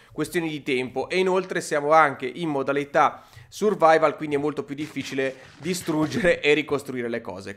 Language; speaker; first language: Italian; native; Italian